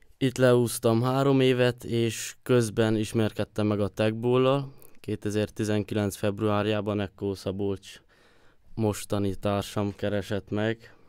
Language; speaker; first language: Hungarian; native; Hungarian